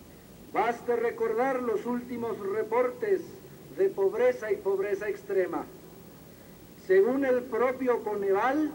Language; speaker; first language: Spanish; native; Spanish